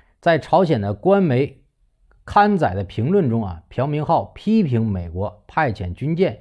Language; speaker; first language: Chinese; native; Chinese